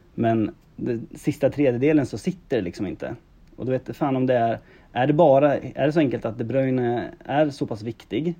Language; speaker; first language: Swedish; native; Swedish